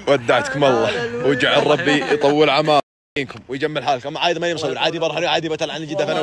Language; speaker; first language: Arabic; native; Arabic